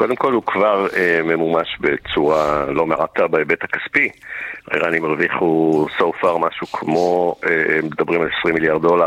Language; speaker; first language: Hebrew; non-native, local second language; English